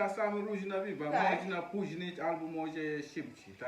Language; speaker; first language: Polish; non-native, learner; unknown